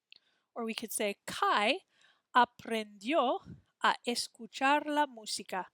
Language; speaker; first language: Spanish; non-native, fluent; English